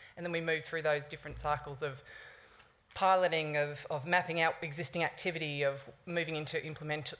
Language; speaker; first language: English; native; English